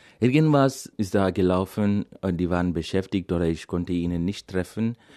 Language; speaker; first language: German; non-native, fluent; Malayalam